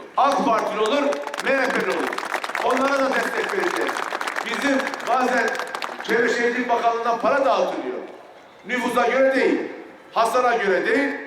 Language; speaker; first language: Turkish; native; Turkish